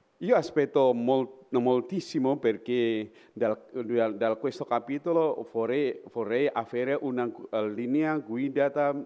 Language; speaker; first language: Italian; non-native, fluent; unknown